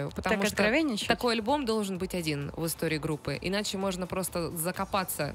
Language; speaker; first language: Russian; native; Russian